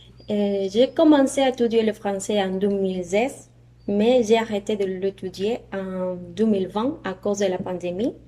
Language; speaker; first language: French; non-native, learner; Spanish